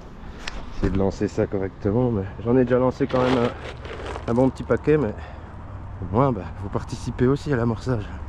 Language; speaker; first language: French; native; French